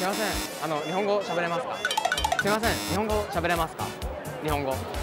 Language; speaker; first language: Japanese; non-native, fluent; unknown